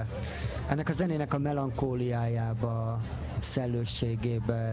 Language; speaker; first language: Hungarian; native; Hungarian